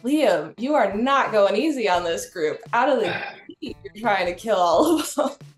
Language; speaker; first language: English; native; English